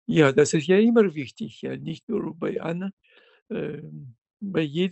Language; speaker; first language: German; non-native, fluent; Russian